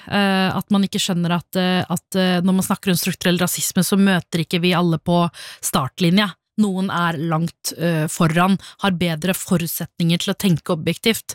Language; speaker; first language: Norwegian; early bilingual, other home language; Tamil